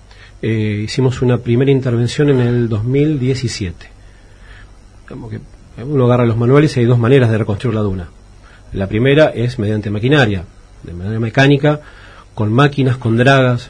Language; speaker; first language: Spanish; native; Spanish